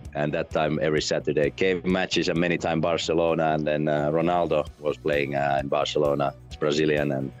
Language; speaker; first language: English; non-native, fluent; Finnish